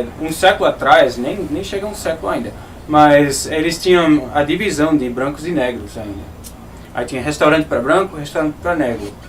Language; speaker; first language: Portuguese; non-native, fluent; English